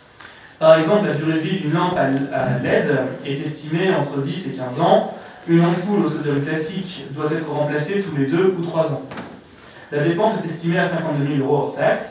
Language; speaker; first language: French; native; French